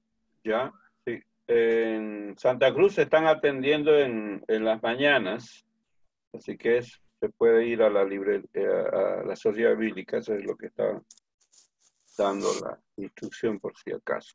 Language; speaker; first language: Spanish; native; Spanish